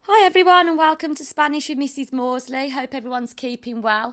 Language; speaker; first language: English; native; English